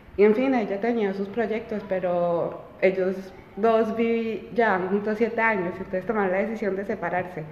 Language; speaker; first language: Spanish; early bilingual, heritage; Spanish